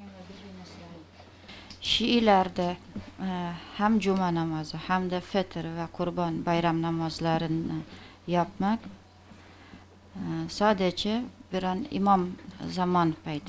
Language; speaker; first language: Turkish; non-native, fluent; Persian